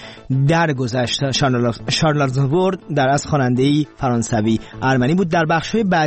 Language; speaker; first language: Persian; native; Persian